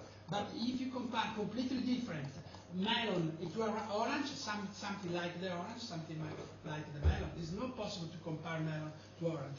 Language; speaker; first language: English; non-native, learner; Italian